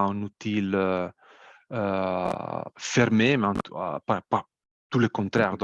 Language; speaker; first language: French; non-native, fluent; Italian